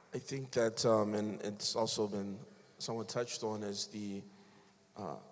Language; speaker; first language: English; native; English